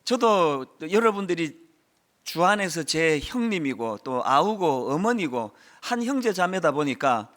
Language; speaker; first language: Korean; native; Korean